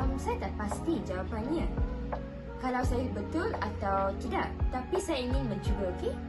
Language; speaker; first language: Malay; non-native, local second language; Tamil